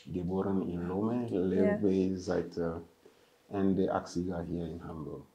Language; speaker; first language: German; non-native, fluent; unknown